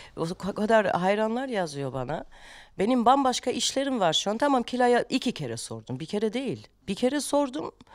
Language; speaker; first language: Turkish; non-native, fluent; German